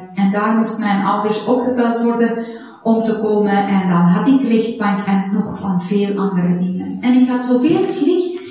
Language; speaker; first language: Dutch; non-native, fluent; Persian